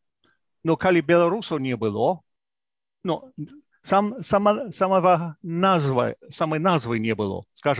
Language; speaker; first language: Belarusian; non-native, fluent; English